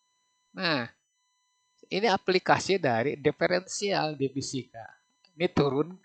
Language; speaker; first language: Indonesian; native; Indonesian